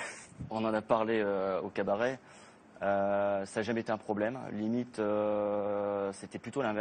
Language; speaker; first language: French; native; French